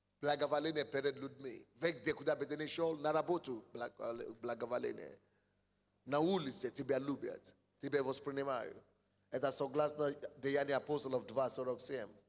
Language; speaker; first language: Russian; non-native, fluent; Yoruba